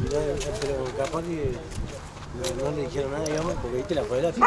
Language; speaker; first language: Spanish; native; Spanish